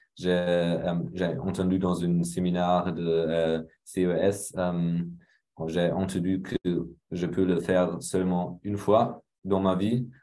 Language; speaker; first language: French; non-native, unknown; German